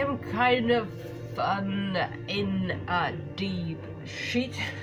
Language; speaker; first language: English; non-native, learner; Finnish